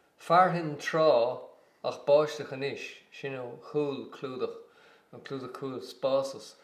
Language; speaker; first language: Irish; native; Irish